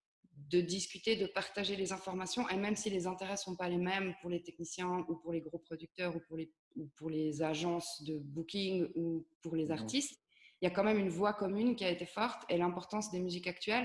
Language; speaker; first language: French; native; French